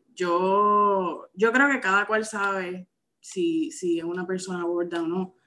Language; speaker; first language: Spanish; native; Spanish